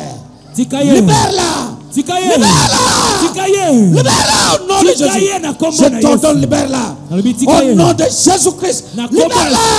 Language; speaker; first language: French; non-native, local second language; Lingala